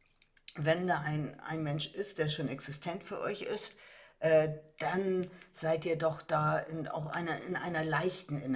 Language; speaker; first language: German; native; German